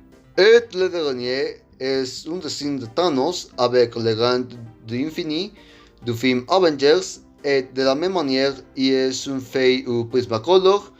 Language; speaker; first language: French; non-native, learner; Spanish